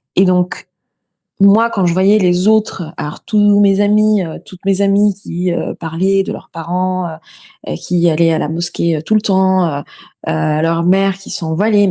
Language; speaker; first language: French; non-native, local second language; Arabic